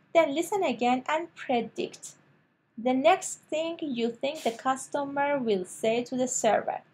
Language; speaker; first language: English; non-native, fluent; Persian